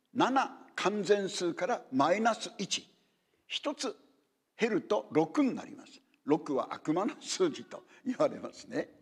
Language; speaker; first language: Japanese; native; Japanese